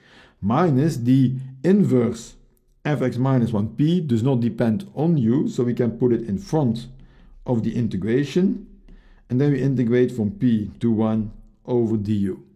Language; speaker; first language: English; non-native, fluent; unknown